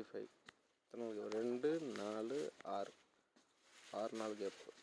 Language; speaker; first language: Tamil; native; Tamil